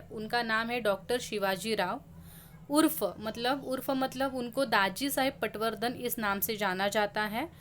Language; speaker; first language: Hindi; non-native, local second language; Marathi